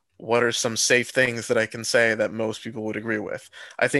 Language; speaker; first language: English; native; English